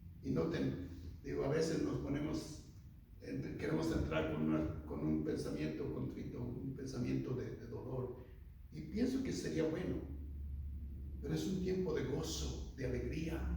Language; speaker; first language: Spanish; native; Spanish